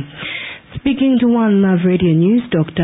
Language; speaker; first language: English; non-native, local second language; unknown